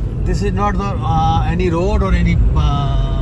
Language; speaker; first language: English; non-native, local second language; Hindi